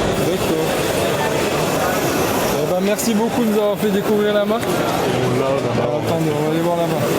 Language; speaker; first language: French; native; French